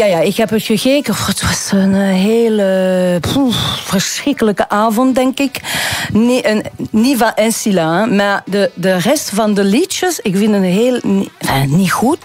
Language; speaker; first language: Dutch; non-native, local second language; French